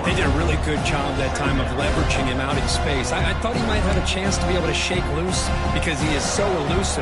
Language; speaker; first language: English; native; English